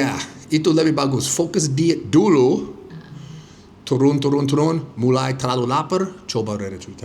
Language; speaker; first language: Indonesian; non-native, fluent; English